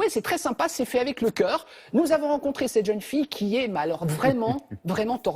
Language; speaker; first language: French; native; French